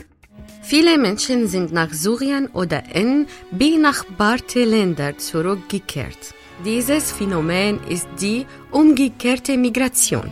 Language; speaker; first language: German; non-native, fluent; Arabic